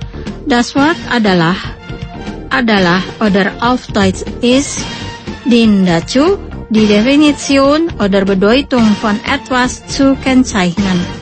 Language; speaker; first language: German; non-native, fluent; Indonesian